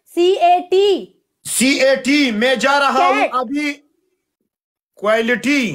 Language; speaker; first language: Hindi; non-native, learner; Pashto